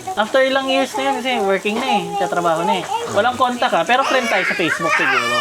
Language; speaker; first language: Filipino; native; Filipino